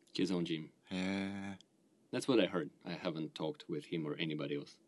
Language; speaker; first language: English; non-native, fluent; Russian